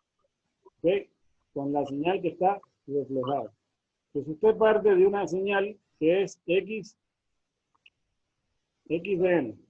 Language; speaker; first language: Spanish; native; Spanish